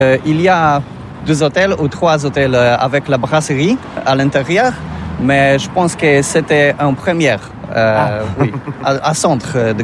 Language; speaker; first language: French; non-native, learner; Polish